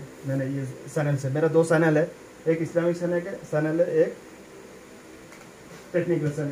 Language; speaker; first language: Hindi; non-native, fluent; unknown